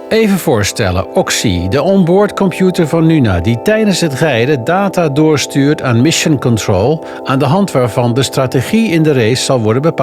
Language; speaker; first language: Dutch; native; Dutch